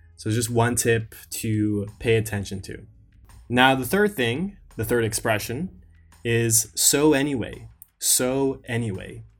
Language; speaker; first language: English; native; English